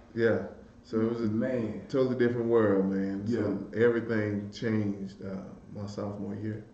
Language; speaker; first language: English; native; English